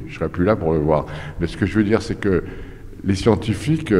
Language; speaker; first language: French; native; French